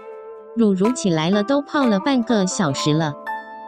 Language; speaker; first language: Chinese; native; Chinese